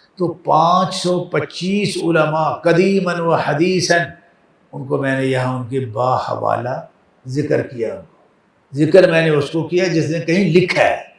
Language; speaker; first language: Urdu; non-native, local second language; Punjabi